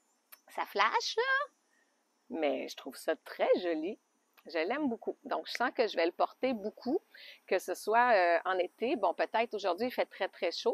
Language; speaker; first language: French; native; French